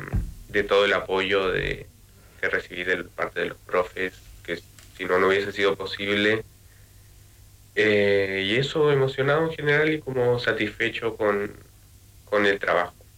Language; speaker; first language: Spanish; native; Spanish